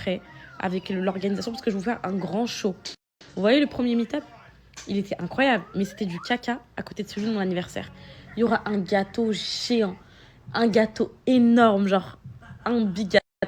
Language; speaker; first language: French; native; French